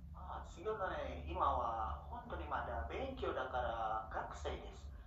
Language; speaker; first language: Japanese; non-native, learner; Indonesian